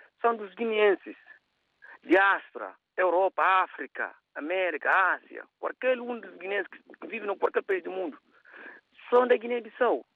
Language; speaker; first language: Portuguese; non-native, local second language; Upper Guinea Crioulo